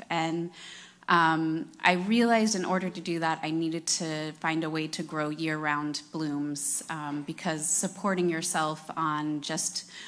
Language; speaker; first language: English; native; English